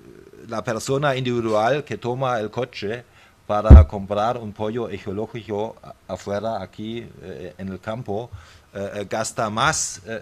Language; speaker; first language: Spanish; non-native, fluent; German